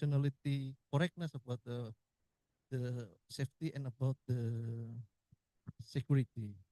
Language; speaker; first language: English; non-native, learner; Indonesian